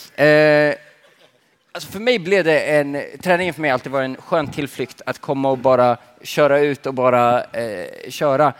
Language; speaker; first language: Swedish; early bilingual, other home language; Finnish